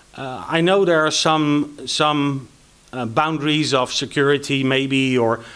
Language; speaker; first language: English; non-native, fluent; Dutch